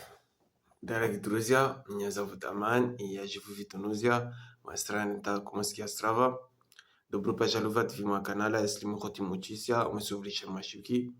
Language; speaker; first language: Russian; non-native, learner; French